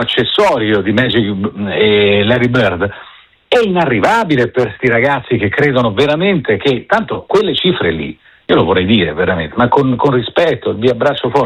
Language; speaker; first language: Italian; native; Italian